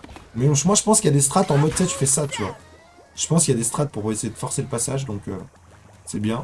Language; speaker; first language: French; native; French